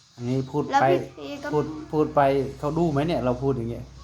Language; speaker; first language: Thai; non-native, fluent; Khmer